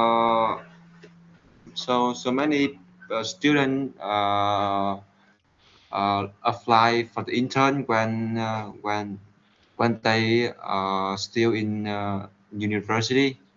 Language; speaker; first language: English; non-native, learner; Vietnamese